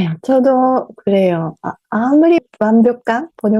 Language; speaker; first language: Korean; non-native, fluent; Japanese